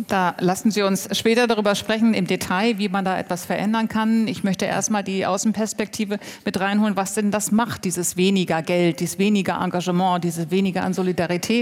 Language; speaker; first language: German; native; German